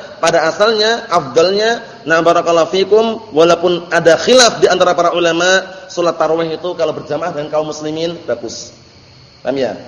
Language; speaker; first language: Indonesian; native; Indonesian